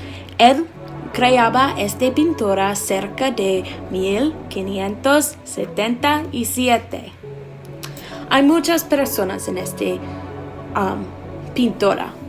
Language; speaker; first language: Spanish; non-native, learner; English